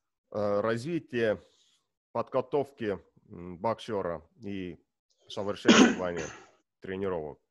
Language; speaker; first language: Russian; non-native, learner; Estonian